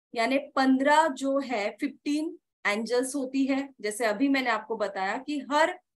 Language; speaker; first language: Hindi; non-native, local second language; Marathi